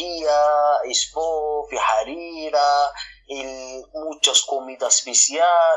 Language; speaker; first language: Spanish; non-native, learner; Arabic